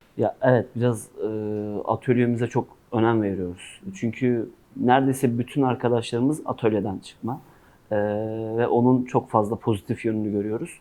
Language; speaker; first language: Turkish; non-native, local second language; Kurdish